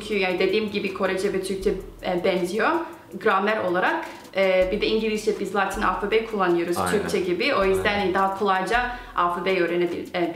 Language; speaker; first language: Turkish; non-native, fluent; Korean